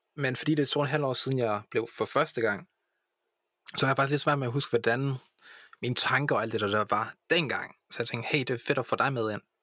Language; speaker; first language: Danish; early bilingual, other home language; English